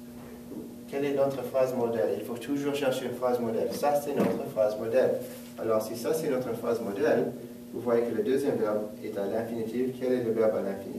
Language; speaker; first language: French; non-native, fluent; English